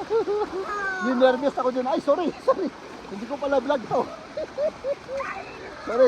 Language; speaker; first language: Filipino; native; Filipino